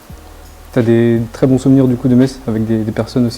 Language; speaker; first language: French; native; French